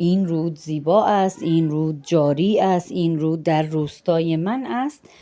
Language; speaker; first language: Persian; non-native, fluent; Urdu